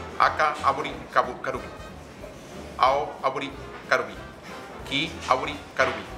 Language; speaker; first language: Japanese; non-native, learner; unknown